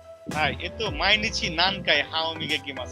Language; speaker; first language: Japanese; non-native, fluent; Bangla